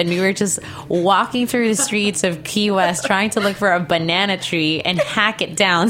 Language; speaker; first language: English; non-native, local second language; Filipino